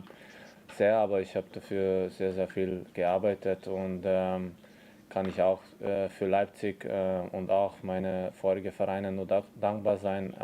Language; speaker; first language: German; non-native, fluent; Hungarian